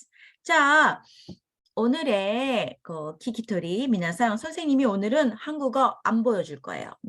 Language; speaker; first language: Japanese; non-native, fluent; Korean